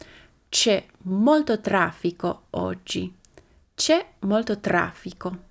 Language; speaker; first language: Italian; non-native, fluent; Slovak